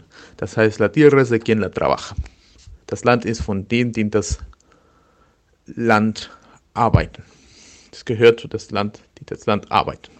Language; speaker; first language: German; non-native, learner; Spanish